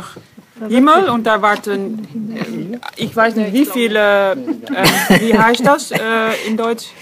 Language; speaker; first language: German; non-native, fluent; Dutch